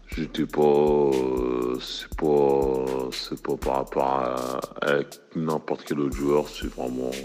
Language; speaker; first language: French; native; French